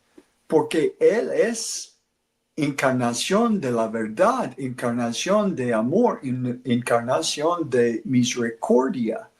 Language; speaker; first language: Spanish; non-native, learner; English